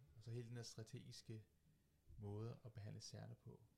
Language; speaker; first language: Danish; early bilingual, other home language; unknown